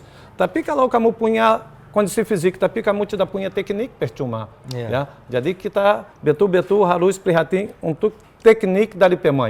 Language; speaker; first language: Indonesian; non-native, fluent; Portuguese